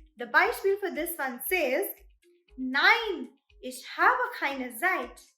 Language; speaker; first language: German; non-native, fluent; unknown